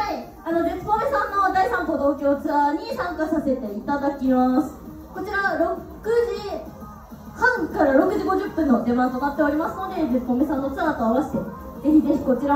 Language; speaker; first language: Japanese; native; Japanese